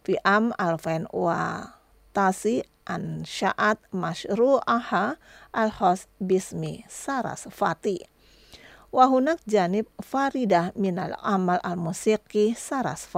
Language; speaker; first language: Arabic; non-native, fluent; Indonesian